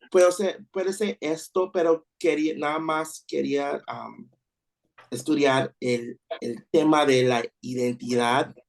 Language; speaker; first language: Spanish; non-native, learner; English